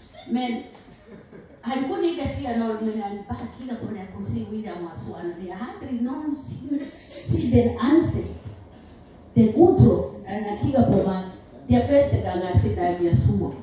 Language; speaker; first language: Danish; non-native, learner; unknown